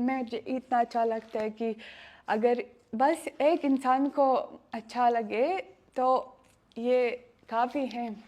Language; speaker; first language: Hindi; non-native, fluent; Russian